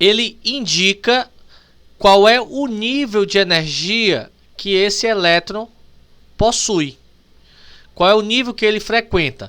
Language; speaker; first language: Portuguese; native; Portuguese